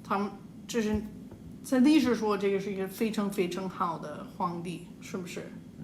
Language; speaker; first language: Chinese; non-native, learner; English